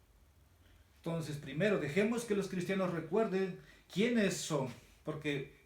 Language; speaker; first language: Spanish; native; Spanish